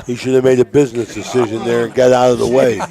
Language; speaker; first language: English; native; English